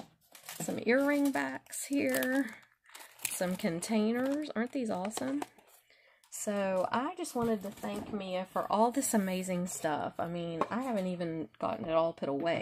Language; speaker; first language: English; native; English